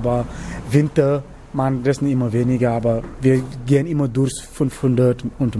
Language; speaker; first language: German; non-native, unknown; Wolof